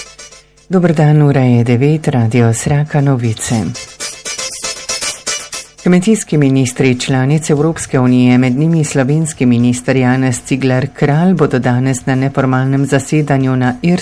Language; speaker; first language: Slovenian; native; Slovenian